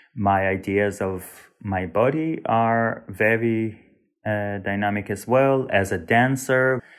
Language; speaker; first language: English; non-native, fluent; Hebrew